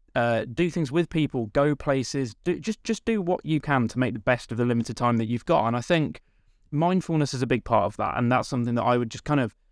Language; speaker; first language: English; native; English